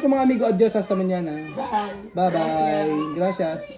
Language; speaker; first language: Spanish; non-native, learner; Filipino